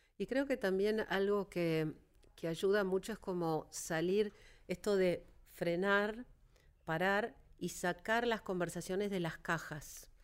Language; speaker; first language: Spanish; native; Spanish